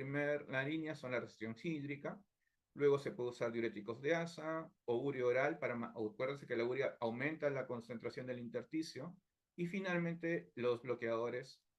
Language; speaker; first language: Spanish; native; Spanish